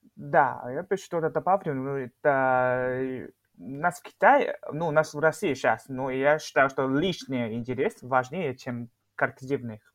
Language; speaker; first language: Russian; non-native, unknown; Chinese